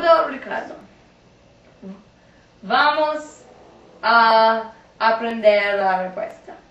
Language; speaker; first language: Spanish; non-native, learner; English